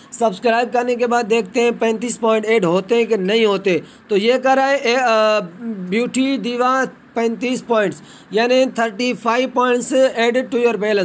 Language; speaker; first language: Hindi; non-native, local second language; Punjabi